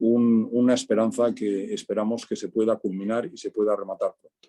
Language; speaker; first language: Spanish; native; Spanish